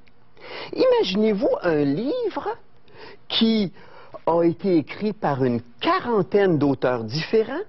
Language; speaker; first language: French; native; French